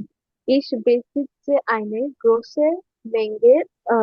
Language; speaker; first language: German; non-native, learner; Bangla